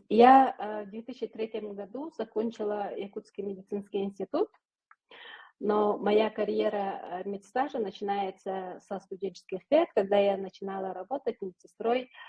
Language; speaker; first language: Russian; non-native, local second language; Yakut